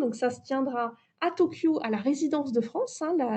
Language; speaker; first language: French; native; French